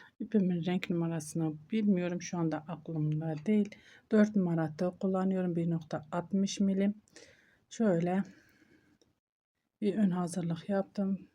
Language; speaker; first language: Turkish; native; Turkish